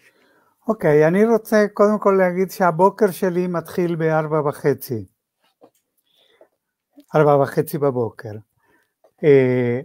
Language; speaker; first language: Hebrew; non-native, fluent; Spanish